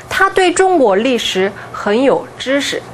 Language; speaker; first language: Chinese; non-native, fluent; Korean